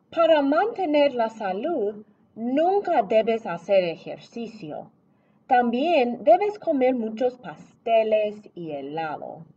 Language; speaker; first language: Spanish; non-native, fluent; English